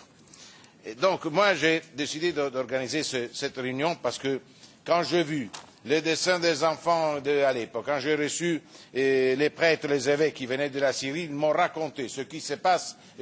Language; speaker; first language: French; non-native, fluent; Italian